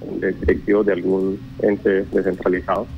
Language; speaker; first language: Spanish; native; Spanish